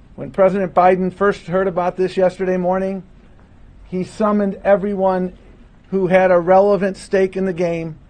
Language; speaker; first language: English; early bilingual, other home language; Spanish